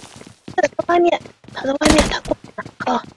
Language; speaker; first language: Chinese; native; Chinese